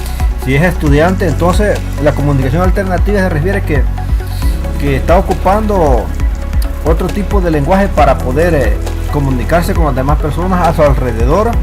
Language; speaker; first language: Spanish; native; Spanish